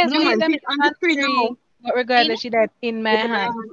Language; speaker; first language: English; native; English